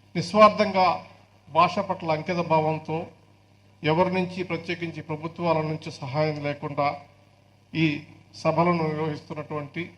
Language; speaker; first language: Telugu; native; Telugu